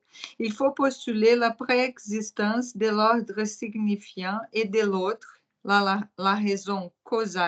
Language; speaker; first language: French; non-native, fluent; Portuguese